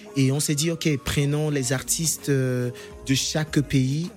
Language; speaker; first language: French; non-native, local second language; English